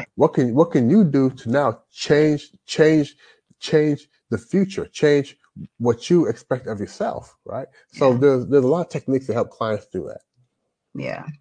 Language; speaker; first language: English; native; English